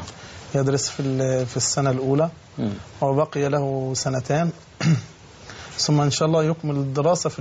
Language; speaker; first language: Arabic; native; Arabic